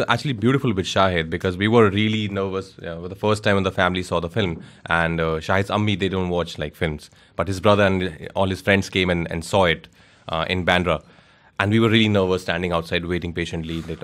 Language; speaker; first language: English; non-native, local second language; Hindi